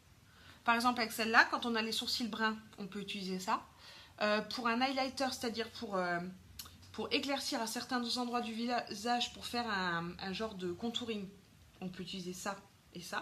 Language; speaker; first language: French; native; French